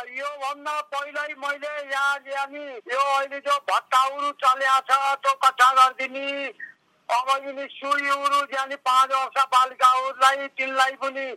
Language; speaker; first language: Nepali; native; Nepali